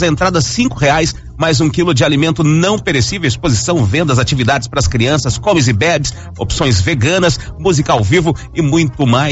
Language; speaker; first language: Portuguese; native; Portuguese